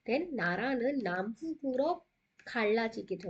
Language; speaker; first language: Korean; non-native, fluent; Hindi